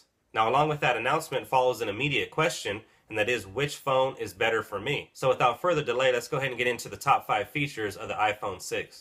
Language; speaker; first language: English; native; English